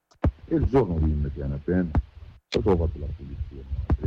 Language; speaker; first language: Italian; non-native, learner; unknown